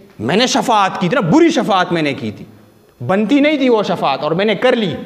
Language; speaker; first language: Urdu; non-native, local second language; Pashto